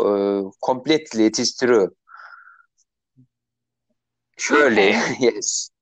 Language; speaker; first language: English; non-native, learner; Turkish